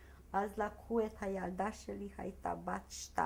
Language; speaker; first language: Hebrew; non-native, fluent; Hungarian